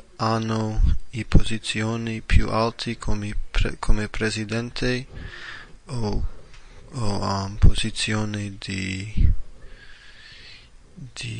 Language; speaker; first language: Italian; non-native, learner; English